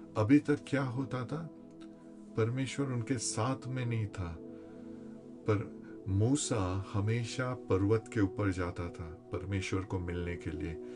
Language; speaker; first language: Hindi; non-native, local second language; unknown